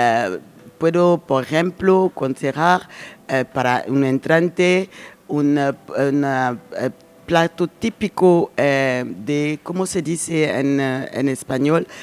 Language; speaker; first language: Spanish; non-native, learner; French